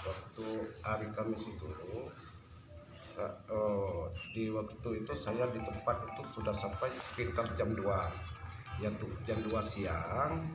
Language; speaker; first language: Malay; non-native, local second language; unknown